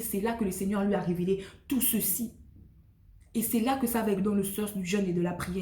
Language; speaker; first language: French; native; French